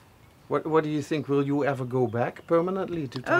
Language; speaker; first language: English; non-native, fluent; Dutch